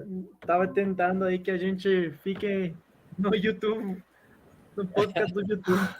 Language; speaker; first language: Portuguese; non-native, learner; Spanish